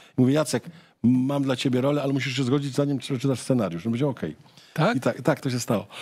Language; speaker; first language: Polish; native; Polish